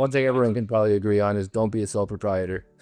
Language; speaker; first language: English; native; English